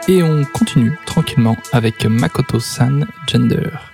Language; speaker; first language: French; native; French